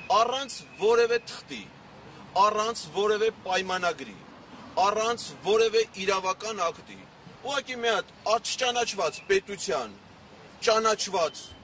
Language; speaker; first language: Armenian; native; Armenian